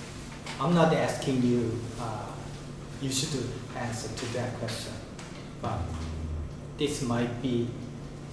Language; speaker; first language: English; non-native, learner; Korean